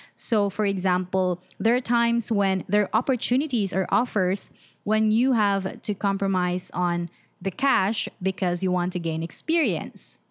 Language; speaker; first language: English; non-native, local second language; Filipino